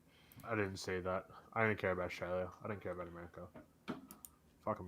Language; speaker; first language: English; native; English